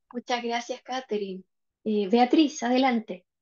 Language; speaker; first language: Spanish; native; Spanish